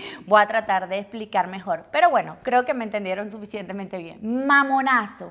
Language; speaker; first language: Spanish; native; Spanish